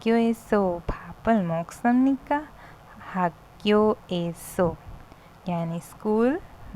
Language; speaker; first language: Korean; non-native, fluent; Hindi